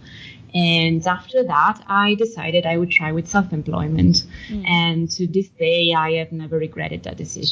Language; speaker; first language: English; non-native, fluent; Italian